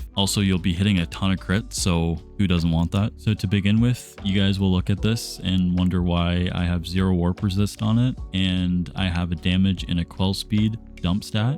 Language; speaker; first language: English; native; English